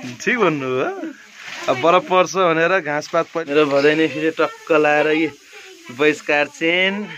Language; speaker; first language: Nepali; native; Nepali